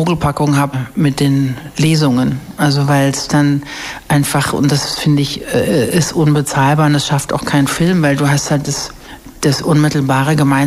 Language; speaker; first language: German; native; German